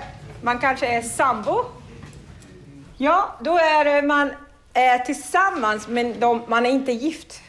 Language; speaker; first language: Swedish; non-native, fluent; Arabic